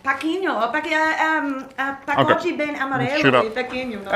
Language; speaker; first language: Portuguese; non-native, learner; English